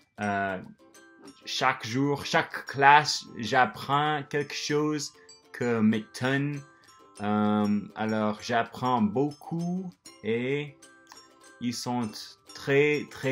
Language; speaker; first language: French; non-native, learner; English